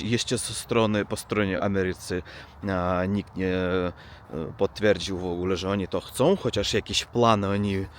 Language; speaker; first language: Polish; non-native, learner; Russian